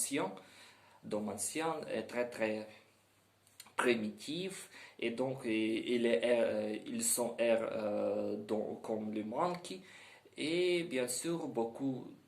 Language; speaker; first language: French; non-native, learner; Ukrainian